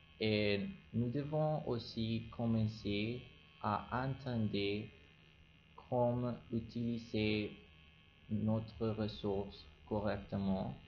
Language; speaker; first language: French; non-native, learner; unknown